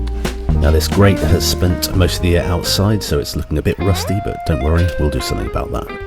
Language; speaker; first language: English; native; English